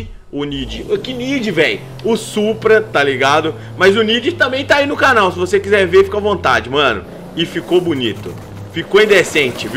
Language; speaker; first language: Portuguese; native; Portuguese